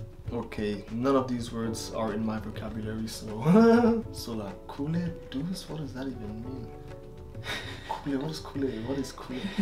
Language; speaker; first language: English; native; English